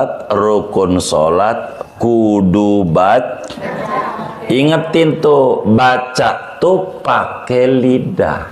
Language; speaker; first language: Indonesian; native; Indonesian